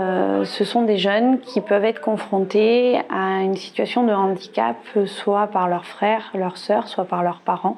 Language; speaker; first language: French; native; French